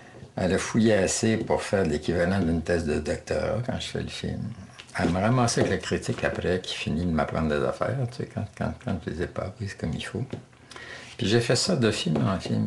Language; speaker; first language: French; native; French